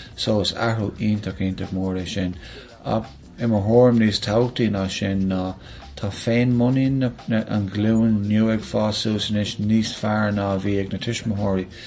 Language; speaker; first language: Irish; non-native, local second language; English